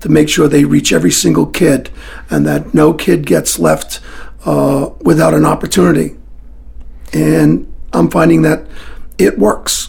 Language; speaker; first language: English; early bilingual, other home language; French